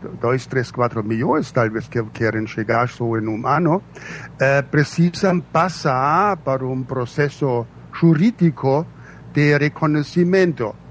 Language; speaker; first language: Portuguese; non-native, fluent; German